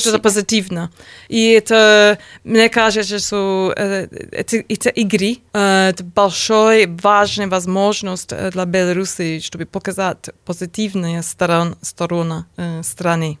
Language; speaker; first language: Russian; non-native, learner; English